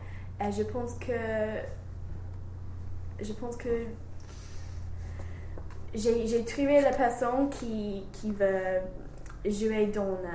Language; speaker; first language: French; non-native, learner; English